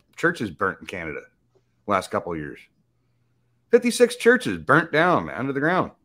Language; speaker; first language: English; native; English